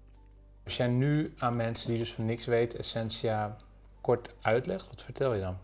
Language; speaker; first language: Dutch; native; Dutch